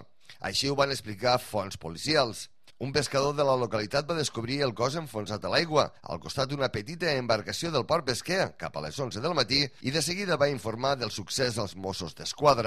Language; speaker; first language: Catalan; native; Catalan